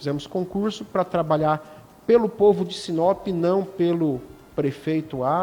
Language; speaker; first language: Portuguese; native; Portuguese